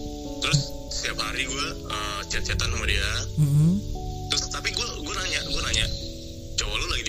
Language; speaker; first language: Indonesian; native; Indonesian